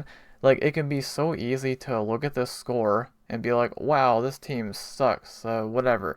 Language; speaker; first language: English; native; English